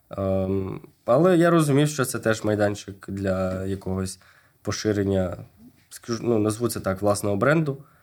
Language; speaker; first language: Ukrainian; native; Ukrainian